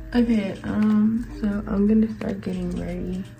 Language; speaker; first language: English; native; English